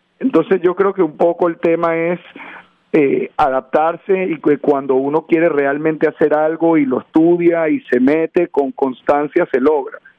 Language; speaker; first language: Spanish; native; Spanish